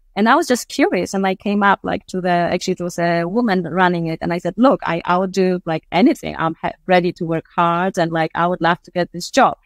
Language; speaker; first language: English; non-native, fluent; Polish